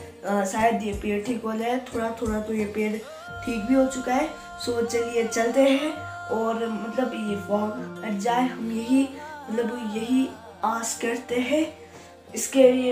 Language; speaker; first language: Hindi; non-native, local second language; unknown